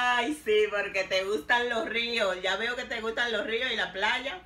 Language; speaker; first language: Spanish; native; Spanish